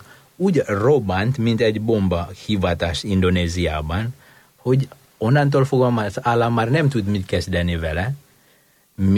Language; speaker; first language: Hungarian; non-native, fluent; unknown